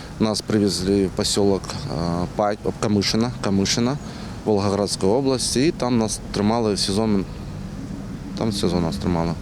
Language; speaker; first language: Ukrainian; non-native, local second language; Russian